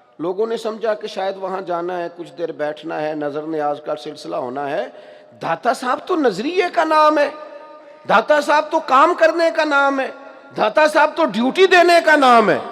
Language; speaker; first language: Urdu; non-native, local second language; Punjabi